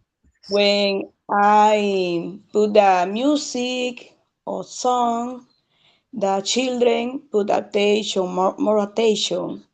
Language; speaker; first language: English; non-native, learner; Spanish